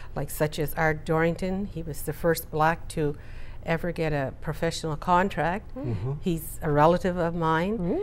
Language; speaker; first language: English; native; English